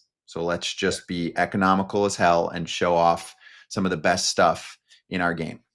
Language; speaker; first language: English; native; English